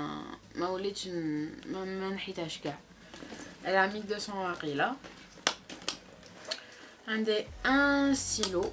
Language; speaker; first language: Arabic; early bilingual, heritage; Arabic